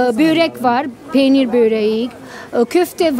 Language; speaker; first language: Turkish; non-native, fluent; Arabic